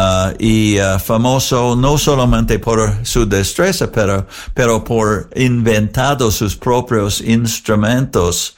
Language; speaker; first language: Spanish; non-native, learner; English